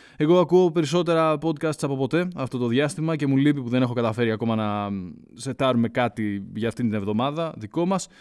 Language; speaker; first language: Greek; early bilingual, heritage; Greek